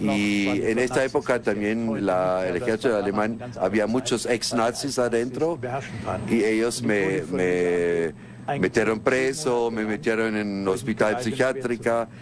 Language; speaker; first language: Spanish; non-native, fluent; German